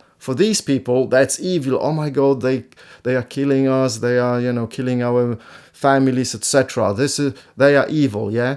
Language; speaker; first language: English; non-native, fluent; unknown